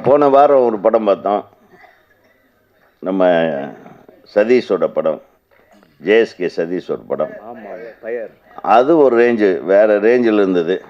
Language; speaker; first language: Tamil; native; Tamil